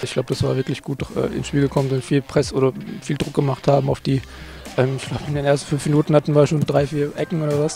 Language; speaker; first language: German; native; German